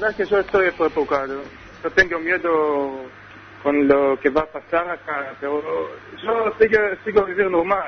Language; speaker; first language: Spanish; non-native, learner; Hebrew